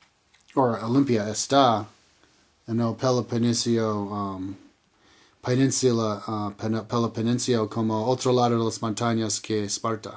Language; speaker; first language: Spanish; non-native, learner; English